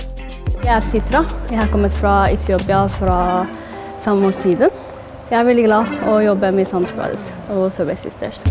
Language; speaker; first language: Norwegian; non-native, learner; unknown